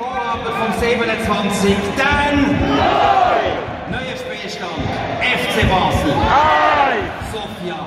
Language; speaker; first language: German; native; German